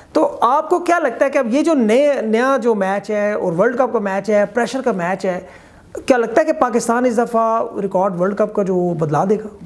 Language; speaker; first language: Urdu; native; Urdu